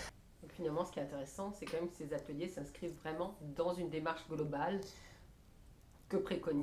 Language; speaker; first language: French; native; French